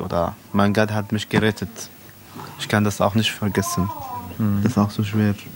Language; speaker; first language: German; non-native, learner; Arabic